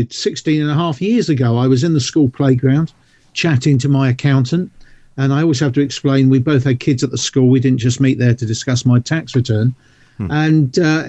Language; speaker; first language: English; native; English